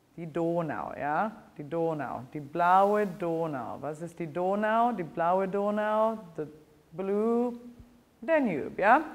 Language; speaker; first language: German; non-native, fluent; English